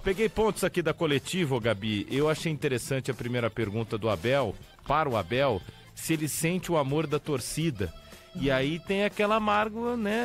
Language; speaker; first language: Portuguese; native; Portuguese